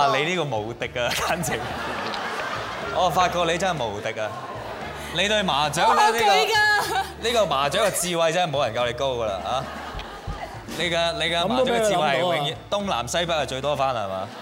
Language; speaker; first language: Cantonese; native; Cantonese